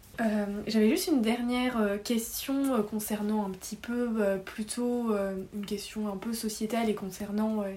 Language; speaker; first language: French; native; French